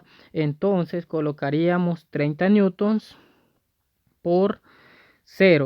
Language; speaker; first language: Spanish; native; Spanish